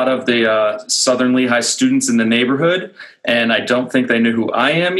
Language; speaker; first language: English; native; English